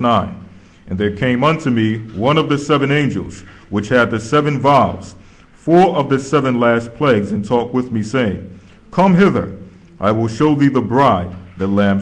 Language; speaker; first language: English; native; English